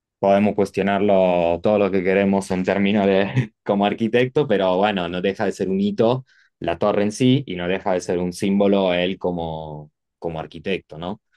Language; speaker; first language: Spanish; non-native, fluent; Italian